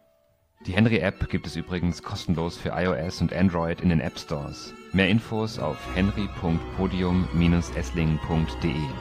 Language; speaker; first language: German; native; German